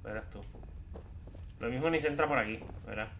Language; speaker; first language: Spanish; native; Spanish